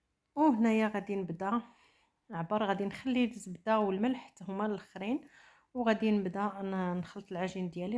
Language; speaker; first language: Arabic; native; Arabic